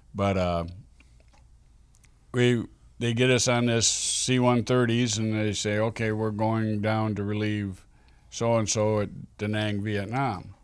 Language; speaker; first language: English; native; English